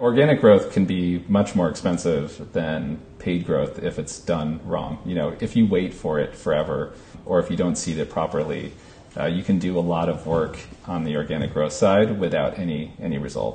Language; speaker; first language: English; native; English